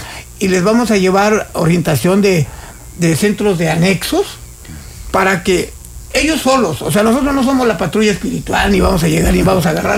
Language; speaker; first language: Spanish; native; Spanish